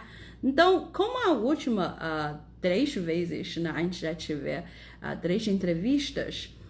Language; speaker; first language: Portuguese; non-native, fluent; Chinese